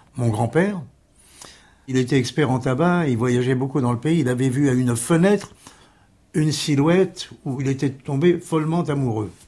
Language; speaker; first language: French; early bilingual, other home language; Armenian